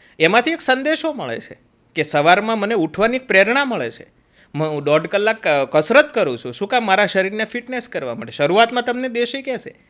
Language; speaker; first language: Gujarati; native; Gujarati